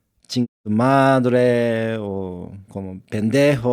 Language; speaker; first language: Spanish; non-native, learner; Japanese